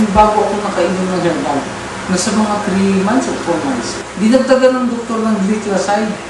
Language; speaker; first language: Filipino; non-native, local second language; Cebuano